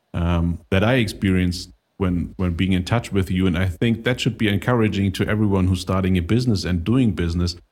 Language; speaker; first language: English; non-native, fluent; German